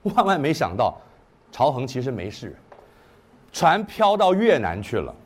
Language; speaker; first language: Chinese; native; Chinese